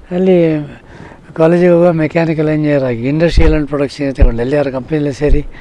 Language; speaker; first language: Kannada; native; Kannada